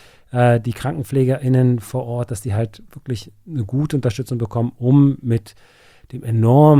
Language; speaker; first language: German; native; German